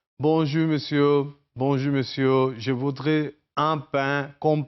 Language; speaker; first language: French; non-native, fluent; Urdu